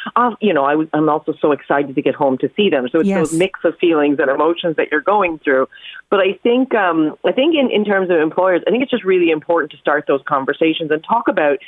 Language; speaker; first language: English; native; English